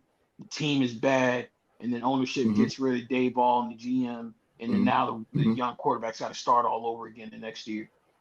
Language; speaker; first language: English; native; English